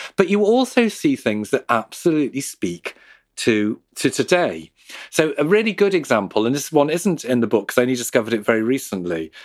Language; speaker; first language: English; native; English